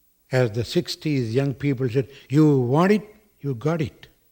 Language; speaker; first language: English; non-native, local second language; Tamil